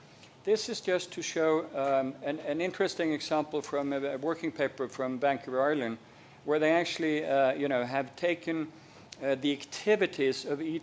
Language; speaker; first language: English; non-native, fluent; Norwegian